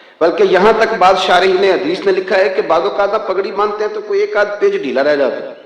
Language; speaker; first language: Urdu; non-native, local second language; Punjabi